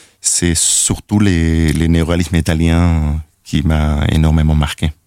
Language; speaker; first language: French; non-native, fluent; Spanish